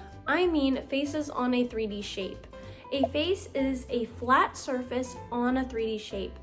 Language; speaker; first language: English; native; English